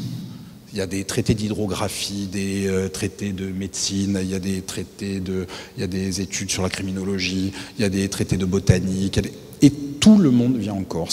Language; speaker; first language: French; native; French